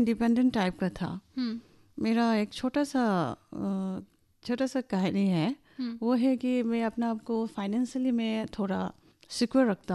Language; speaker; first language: Hindi; non-native, local second language; Bangla